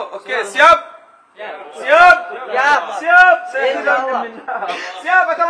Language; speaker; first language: Indonesian; non-native, learner; Arabic